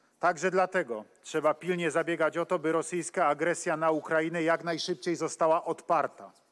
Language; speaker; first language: Polish; native; Polish